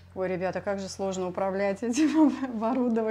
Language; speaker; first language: Russian; native; Russian